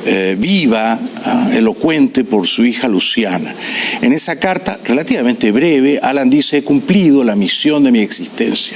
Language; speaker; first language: Spanish; native; Spanish